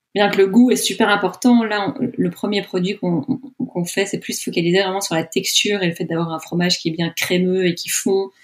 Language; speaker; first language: French; native; French